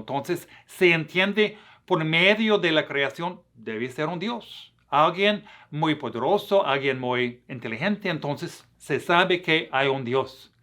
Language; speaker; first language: Spanish; non-native, fluent; English